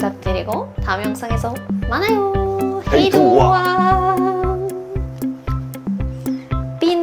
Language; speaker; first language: Korean; non-native, fluent; Swedish